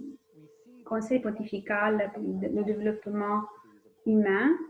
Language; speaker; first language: French; non-native, fluent; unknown